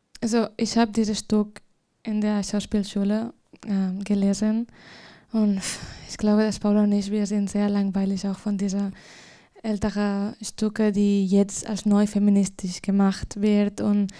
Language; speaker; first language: German; non-native, fluent; Spanish